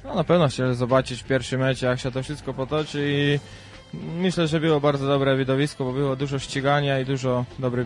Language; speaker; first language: Polish; non-native, fluent; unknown